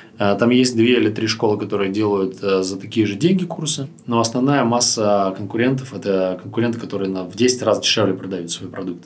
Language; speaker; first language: Russian; native; Russian